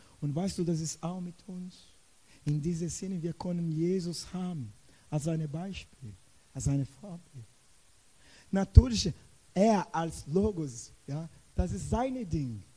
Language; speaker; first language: German; non-native, fluent; Portuguese